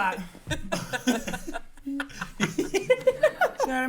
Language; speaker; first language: English; native; English